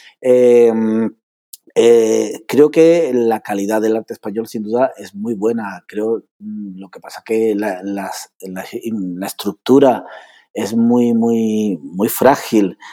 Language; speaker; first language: Spanish; native; Spanish